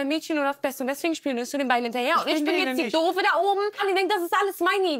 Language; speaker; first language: German; native; German